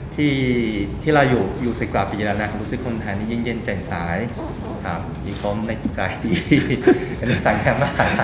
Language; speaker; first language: Thai; non-native, learner; Chinese